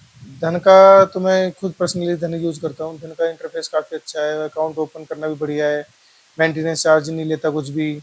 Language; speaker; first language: Hindi; native; Hindi